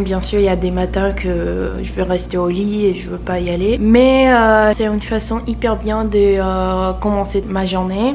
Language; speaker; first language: French; non-native, fluent; English